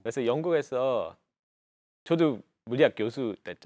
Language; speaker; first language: Korean; non-native, fluent; English